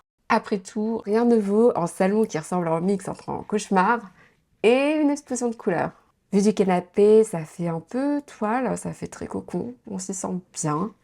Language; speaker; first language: French; native; French